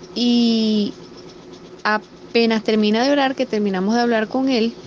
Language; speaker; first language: Spanish; native; Spanish